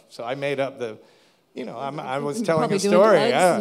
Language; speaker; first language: English; native; English